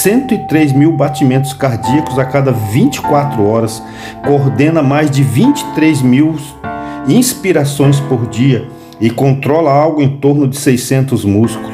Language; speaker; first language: Portuguese; native; Portuguese